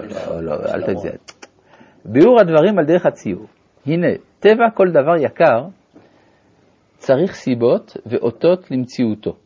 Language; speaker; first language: Hebrew; native; Hebrew